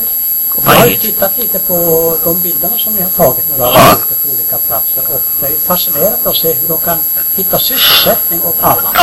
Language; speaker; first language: Swedish; native; Swedish